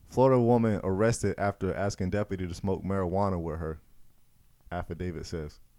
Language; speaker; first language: English; native; English